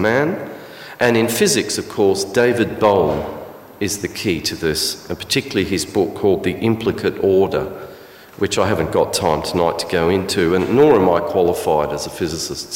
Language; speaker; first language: English; native; English